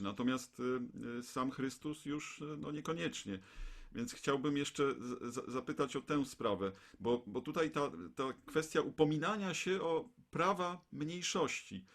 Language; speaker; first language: Polish; native; Polish